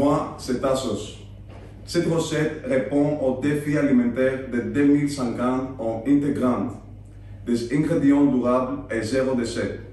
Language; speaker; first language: French; non-native, learner; Greek